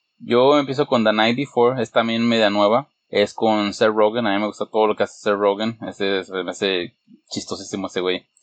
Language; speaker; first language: Spanish; early bilingual, heritage; Spanish